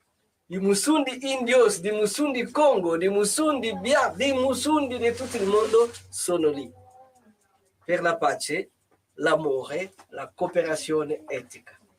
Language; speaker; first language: Italian; non-native, learner; Kongo